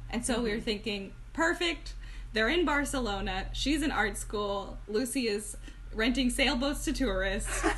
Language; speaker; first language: English; native; English